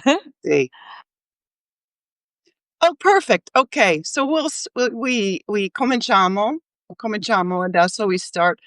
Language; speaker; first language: Italian; non-native, learner; English